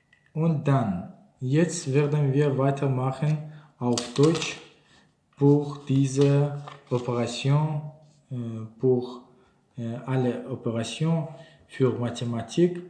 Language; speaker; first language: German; non-native, learner; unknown